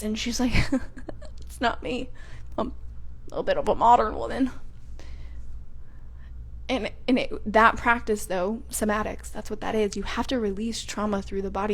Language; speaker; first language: English; native; English